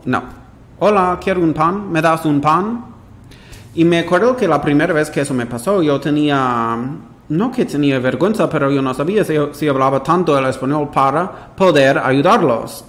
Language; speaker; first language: Spanish; non-native, fluent; English